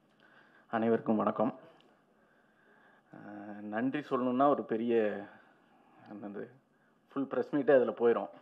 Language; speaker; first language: Tamil; native; Tamil